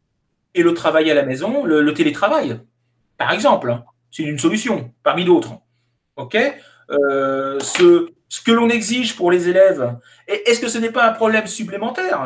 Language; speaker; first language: French; native; French